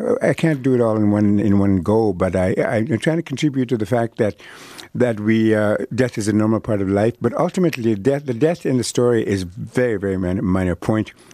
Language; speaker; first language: English; non-native, fluent; Cree